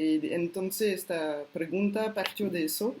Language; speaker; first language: Spanish; non-native, fluent; French